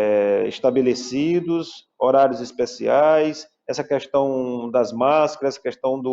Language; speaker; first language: Portuguese; native; Portuguese